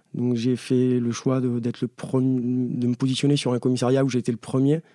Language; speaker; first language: French; native; French